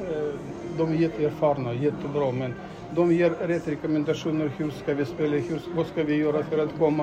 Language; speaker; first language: Swedish; non-native, fluent; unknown